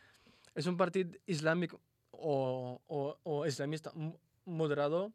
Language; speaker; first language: Catalan; non-native, fluent; Arabic